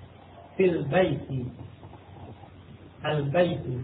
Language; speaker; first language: Arabic; non-native, learner; Indonesian